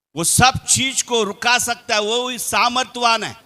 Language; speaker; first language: Hindi; non-native, local second language; Telugu